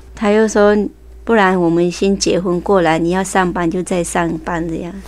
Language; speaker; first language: Chinese; early bilingual, heritage; Chinese